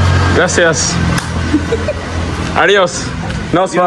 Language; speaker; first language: Spanish; non-native, learner; Malayalam